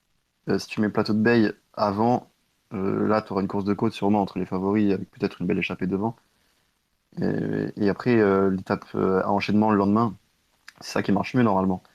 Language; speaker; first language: French; native; French